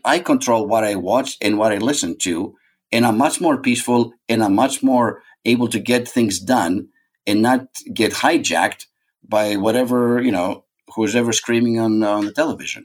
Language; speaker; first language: English; non-native, fluent; Greek